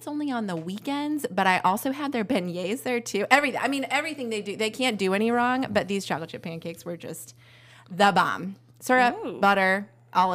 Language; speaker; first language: English; native; English